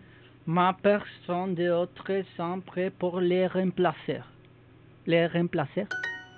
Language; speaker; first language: French; non-native, learner; Spanish